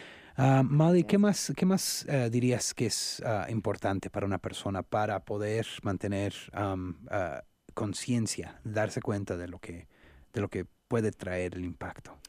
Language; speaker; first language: Spanish; native; Spanish